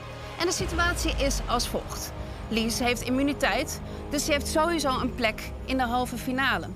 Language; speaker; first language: Dutch; native; Dutch